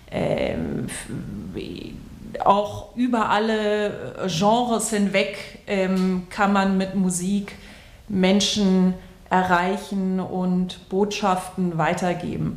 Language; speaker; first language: German; native; German